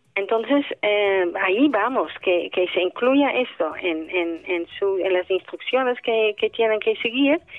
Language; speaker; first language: Spanish; non-native, fluent; Dutch